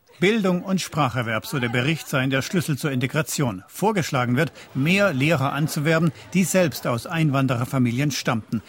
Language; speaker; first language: German; native; German